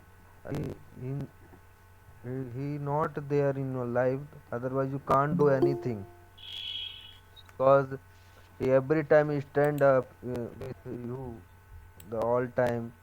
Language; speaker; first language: English; non-native, learner; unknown